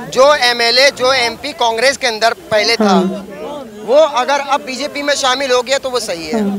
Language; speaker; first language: Hindi; native; Hindi